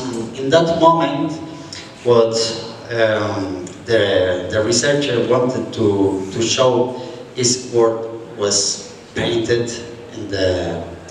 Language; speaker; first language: English; non-native, fluent; Spanish